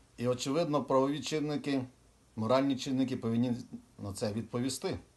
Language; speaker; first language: Ukrainian; native; Ukrainian